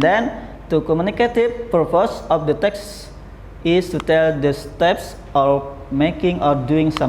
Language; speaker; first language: English; non-native, learner; Indonesian